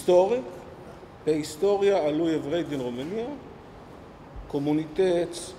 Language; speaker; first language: Romanian; early bilingual, heritage; Hebrew